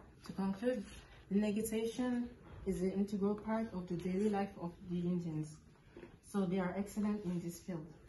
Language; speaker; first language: English; non-native, learner; French